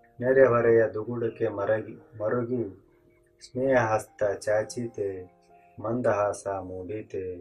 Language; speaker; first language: Kannada; native; Kannada